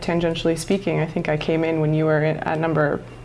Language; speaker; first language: English; native; English